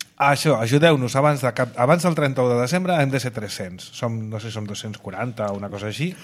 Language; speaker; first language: Catalan; native; Catalan